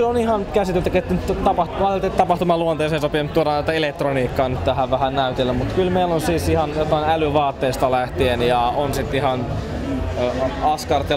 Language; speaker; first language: Finnish; native; Finnish